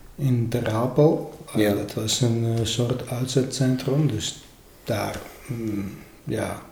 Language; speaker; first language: Dutch; non-native, learner; Armenian